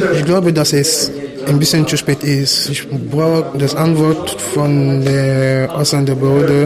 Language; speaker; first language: German; non-native, learner; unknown